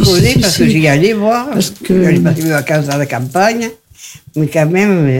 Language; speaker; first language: French; native; French